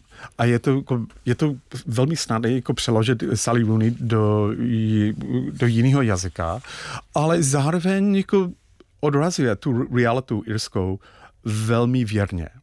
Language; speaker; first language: Czech; non-native, fluent; English